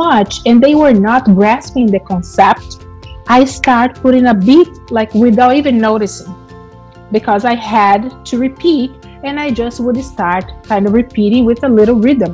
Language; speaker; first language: English; non-native, fluent; Portuguese